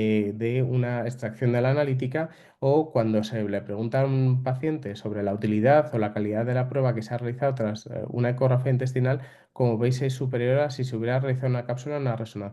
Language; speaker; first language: Spanish; native; Spanish